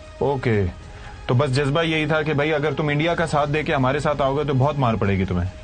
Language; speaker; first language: Urdu; native; Urdu